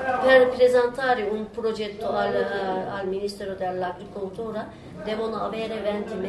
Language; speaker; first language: Italian; non-native, learner; Turkish